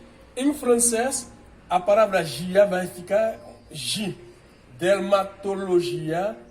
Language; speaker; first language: Portuguese; non-native, fluent; Haitian Creole